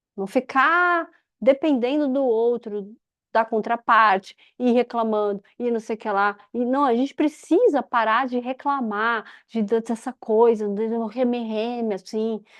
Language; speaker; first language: Portuguese; native; Portuguese